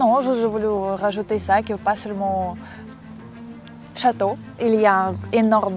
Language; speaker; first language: French; non-native, learner; Russian